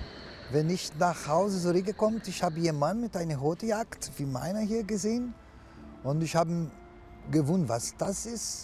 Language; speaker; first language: German; non-native, learner; Portuguese